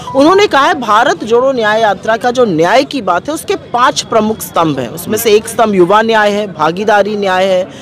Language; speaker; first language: Hindi; native; Hindi